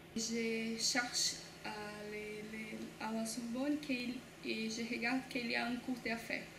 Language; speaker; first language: French; non-native, learner; Portuguese